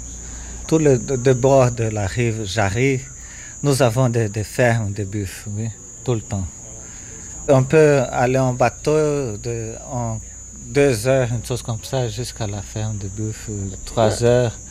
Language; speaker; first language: French; non-native, fluent; Portuguese